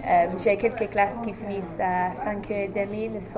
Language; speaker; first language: French; non-native, fluent; English